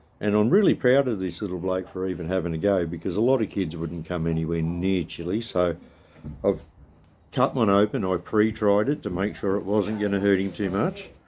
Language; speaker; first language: English; native; English